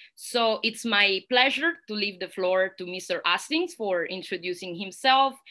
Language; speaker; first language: English; non-native, fluent; Italian